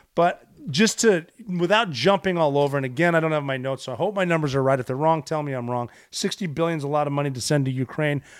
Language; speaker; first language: English; native; English